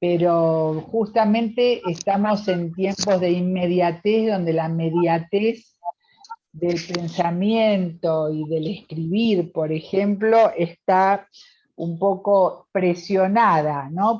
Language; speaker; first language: Spanish; native; Spanish